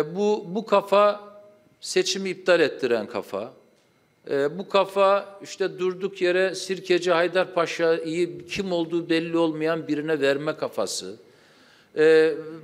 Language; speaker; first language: Turkish; native; Turkish